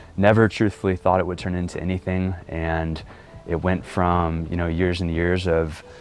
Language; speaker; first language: English; native; English